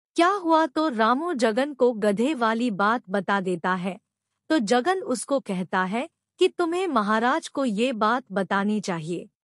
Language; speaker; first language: Hindi; native; Hindi